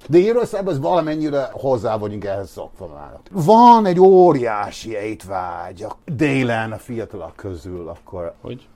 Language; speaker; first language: Hungarian; non-native, fluent; English